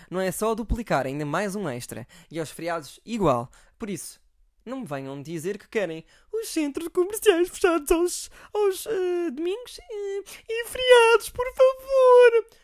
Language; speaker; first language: Portuguese; native; Portuguese